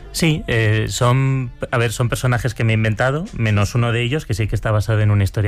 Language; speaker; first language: Spanish; native; Spanish